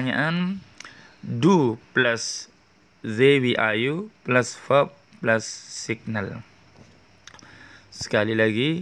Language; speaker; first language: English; non-native, learner; Indonesian